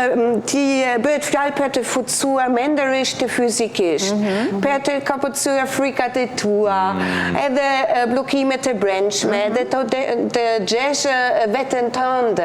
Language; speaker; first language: Albanian; non-native, fluent; German